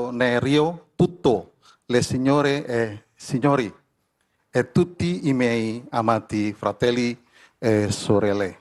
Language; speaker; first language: Italian; non-native, learner; Indonesian